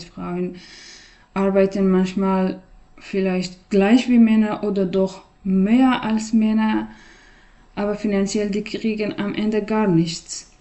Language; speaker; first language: German; non-native, learner; Persian